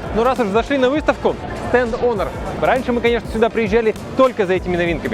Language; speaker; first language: Russian; native; Russian